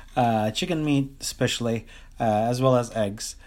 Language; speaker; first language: English; non-native, fluent; Turkish